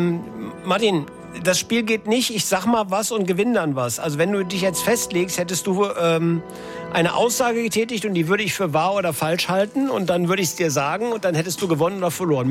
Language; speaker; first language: German; native; German